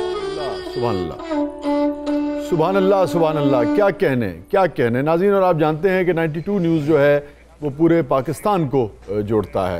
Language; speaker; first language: Urdu; native; Urdu